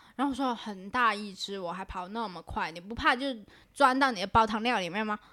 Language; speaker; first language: Chinese; non-native, local second language; Cantonese